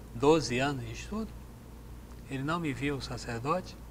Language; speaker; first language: Portuguese; native; Portuguese